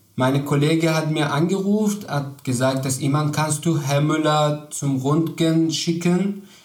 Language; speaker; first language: German; non-native, learner; Persian